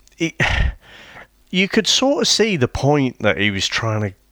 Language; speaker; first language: English; native; English